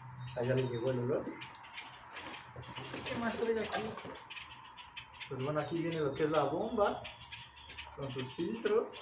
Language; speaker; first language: Spanish; native; Spanish